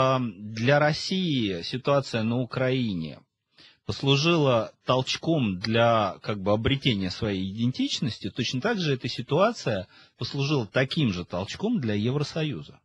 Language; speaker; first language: Russian; native; Russian